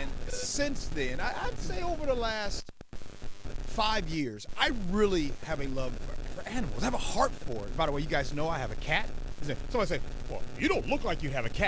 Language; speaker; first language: English; native; English